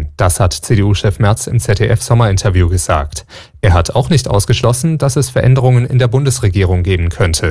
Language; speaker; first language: German; native; German